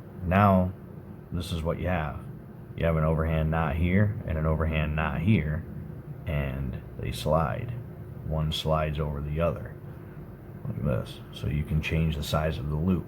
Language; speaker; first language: English; native; English